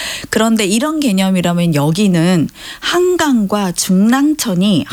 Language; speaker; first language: Korean; native; Korean